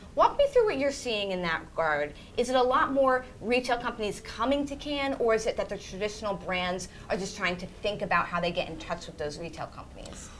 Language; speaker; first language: English; native; English